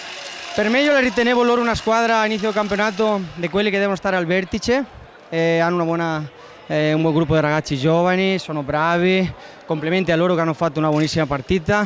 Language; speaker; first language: Italian; non-native, fluent; Spanish